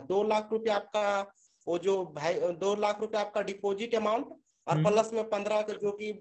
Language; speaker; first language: Hindi; native; Hindi